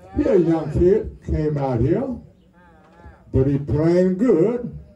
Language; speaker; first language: English; native; English